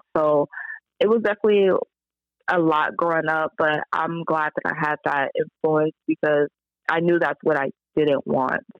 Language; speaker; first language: English; native; English